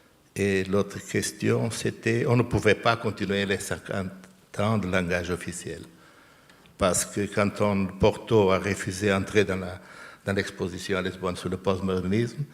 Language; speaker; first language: French; non-native, fluent; Portuguese